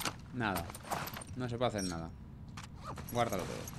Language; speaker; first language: Spanish; native; Spanish